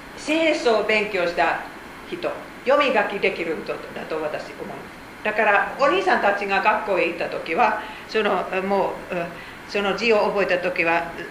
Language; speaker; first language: Japanese; non-native, fluent; Finnish